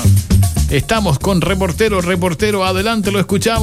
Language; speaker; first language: Spanish; native; Spanish